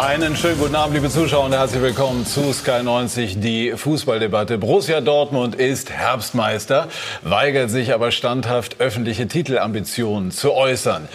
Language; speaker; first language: German; native; German